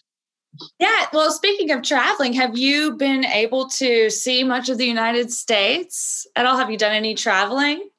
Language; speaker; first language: English; early bilingual, other home language; Portuguese